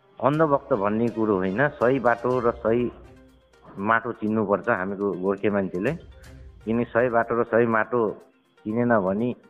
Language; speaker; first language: Nepali; native; Nepali